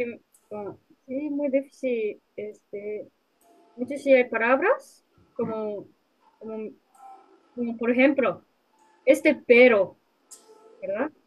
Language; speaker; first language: Spanish; non-native, learner; Japanese